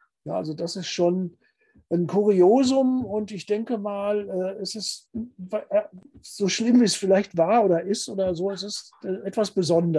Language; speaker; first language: German; native; German